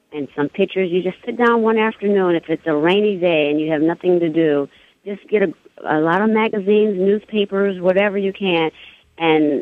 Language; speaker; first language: English; native; English